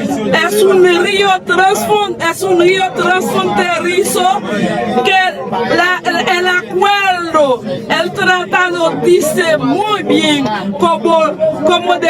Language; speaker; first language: Spanish; non-native, fluent; Haitian Creole